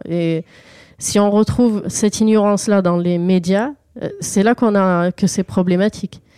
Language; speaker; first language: French; early bilingual, other home language; Arabic